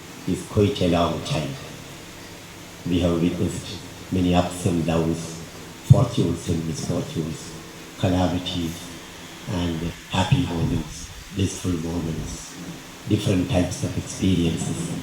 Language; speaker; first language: English; non-native, local second language; Malayalam